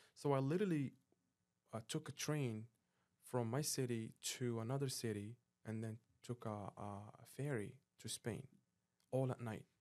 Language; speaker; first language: English; non-native, fluent; Arabic